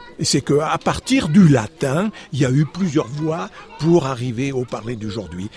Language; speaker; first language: French; native; French